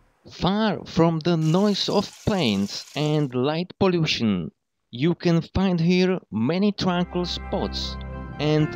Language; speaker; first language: English; non-native, fluent; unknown